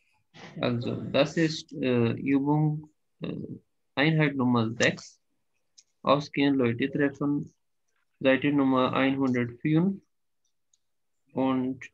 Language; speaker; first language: German; non-native, fluent; Urdu